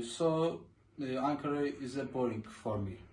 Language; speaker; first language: English; non-native, learner; Turkish